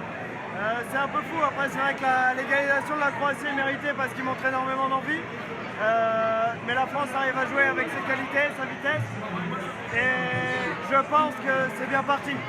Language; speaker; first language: French; native; French